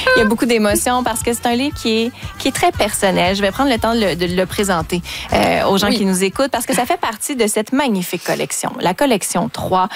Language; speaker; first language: French; native; French